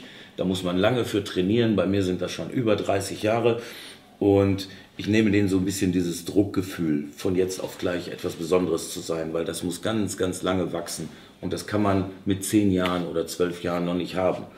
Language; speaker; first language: German; native; German